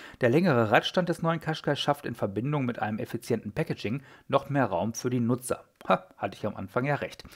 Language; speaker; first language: German; native; German